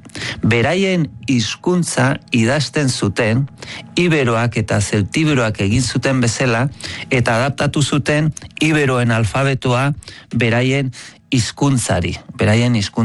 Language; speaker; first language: Basque; native; Basque